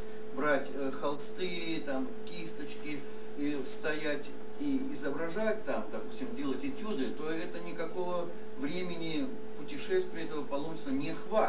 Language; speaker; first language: Russian; native; Russian